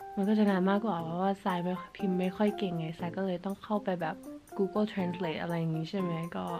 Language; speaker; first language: Thai; early bilingual, heritage; Thai